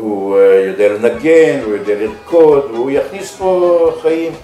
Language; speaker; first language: Hebrew; early bilingual, other home language; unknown